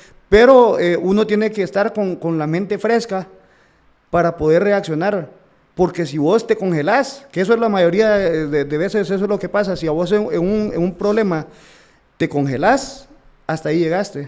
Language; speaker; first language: Spanish; native; Spanish